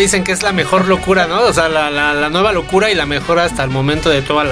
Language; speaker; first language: Spanish; native; Spanish